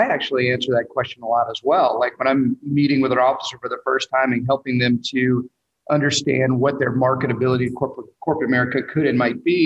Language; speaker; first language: English; native; English